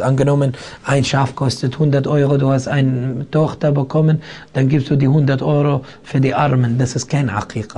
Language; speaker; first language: German; non-native, fluent; Arabic